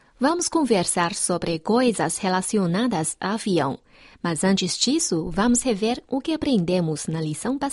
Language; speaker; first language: Portuguese; non-native, fluent; Chinese